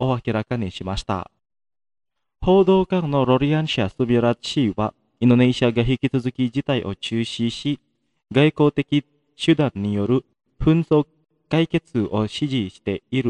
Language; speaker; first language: Japanese; non-native, fluent; Indonesian